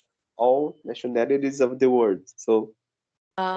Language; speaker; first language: English; non-native, learner; Portuguese